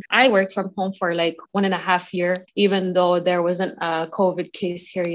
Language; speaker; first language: English; native; English